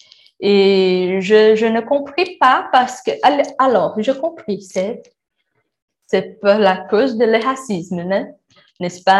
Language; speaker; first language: French; non-native, learner; Portuguese